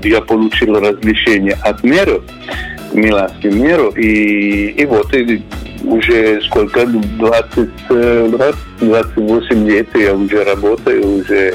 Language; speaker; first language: Russian; non-native, fluent; Italian